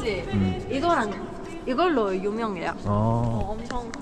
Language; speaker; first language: Korean; non-native, learner; Persian